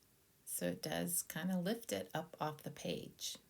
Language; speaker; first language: English; native; English